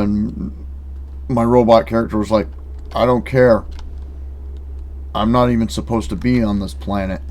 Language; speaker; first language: English; native; English